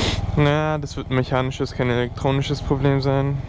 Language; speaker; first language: German; native; German